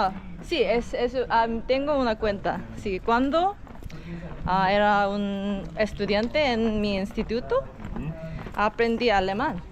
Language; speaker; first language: Spanish; non-native, learner; Korean